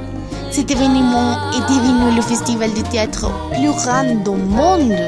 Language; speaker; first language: French; non-native, learner; Spanish